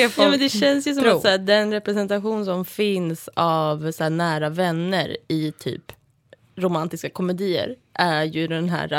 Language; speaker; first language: Swedish; native; Swedish